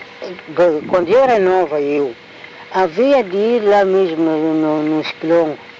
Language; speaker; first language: Portuguese; non-native, local second language; Tsonga